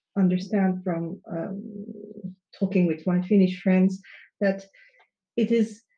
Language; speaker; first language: English; non-native, fluent; Turkish